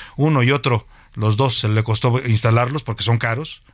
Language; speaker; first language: Spanish; native; Spanish